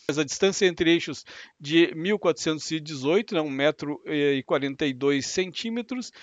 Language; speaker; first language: Portuguese; native; Portuguese